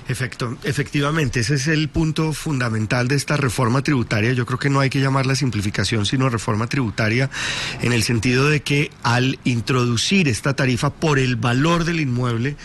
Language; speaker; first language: Spanish; native; Spanish